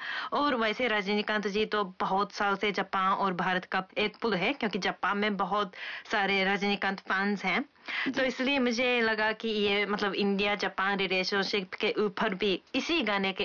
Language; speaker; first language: Hindi; non-native, fluent; Japanese